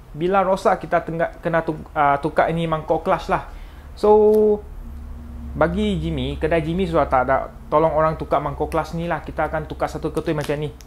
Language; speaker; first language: Malay; non-native, local second language; Chinese